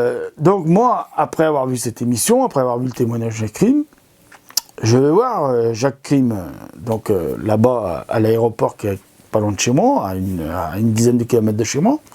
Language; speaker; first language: French; native; French